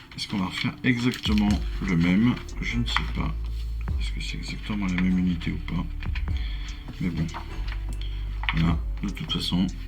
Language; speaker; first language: French; native; French